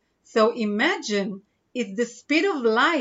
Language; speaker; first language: English; non-native, fluent; Hebrew